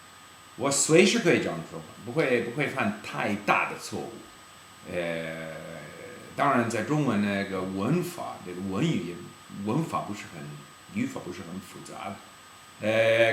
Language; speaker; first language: Chinese; non-native, fluent; English